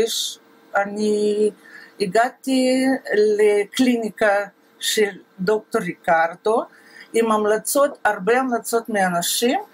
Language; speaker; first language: Hebrew; non-native, fluent; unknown